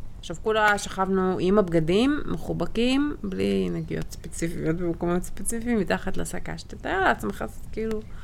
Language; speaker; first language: Hebrew; native; Hebrew